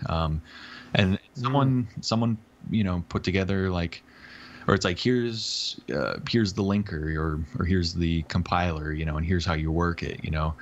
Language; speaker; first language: English; native; English